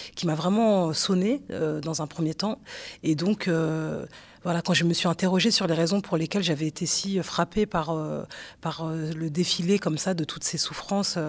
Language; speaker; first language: French; native; French